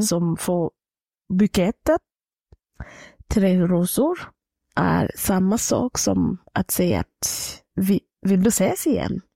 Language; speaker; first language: Swedish; non-native, fluent; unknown